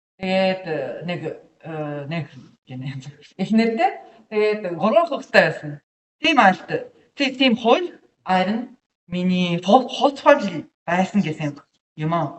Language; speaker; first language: Mongolian; non-native, learner; Japanese